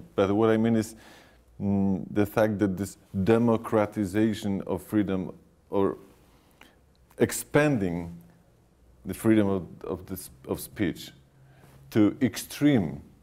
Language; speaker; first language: English; non-native, fluent; Polish